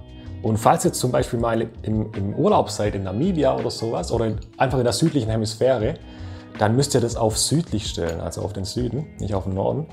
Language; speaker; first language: German; native; German